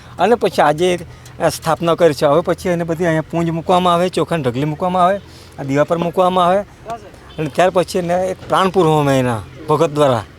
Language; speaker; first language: Gujarati; non-native, local second language; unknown